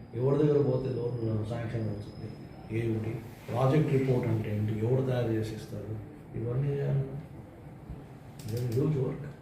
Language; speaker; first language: Telugu; native; Telugu